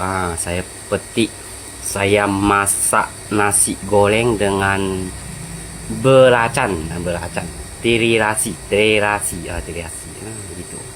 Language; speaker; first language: Indonesian; non-native, local second language; Hakka Chinese